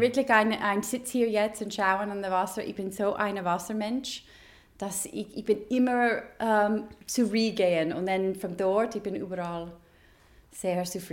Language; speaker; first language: German; non-native, learner; English